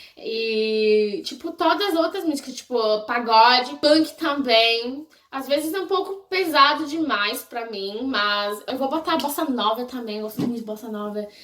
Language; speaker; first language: Portuguese; non-native, fluent; English